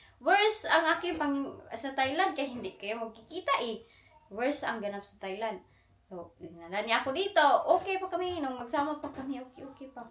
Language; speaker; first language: Filipino; non-native, local second language; Cebuano